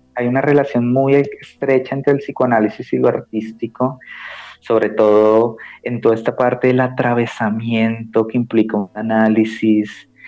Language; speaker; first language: Spanish; native; Spanish